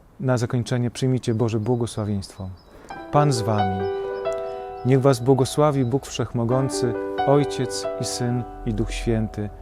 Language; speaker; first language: Polish; native; Polish